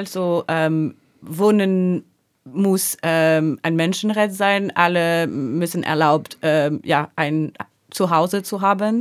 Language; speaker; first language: German; native; German